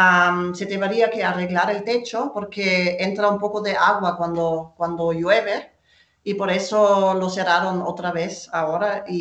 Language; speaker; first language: Spanish; non-native, fluent; German